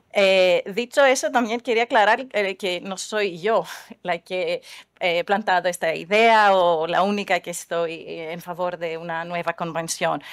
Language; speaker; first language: Spanish; non-native, fluent; Greek